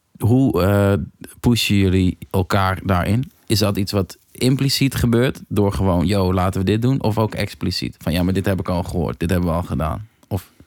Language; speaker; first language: Dutch; native; Dutch